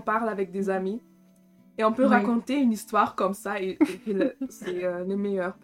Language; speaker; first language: French; non-native, fluent; German